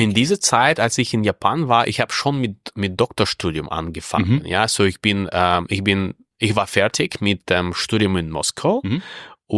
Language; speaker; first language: German; non-native, fluent; Russian